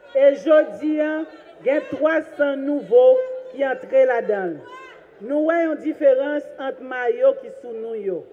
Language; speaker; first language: Haitian Creole; native; Haitian Creole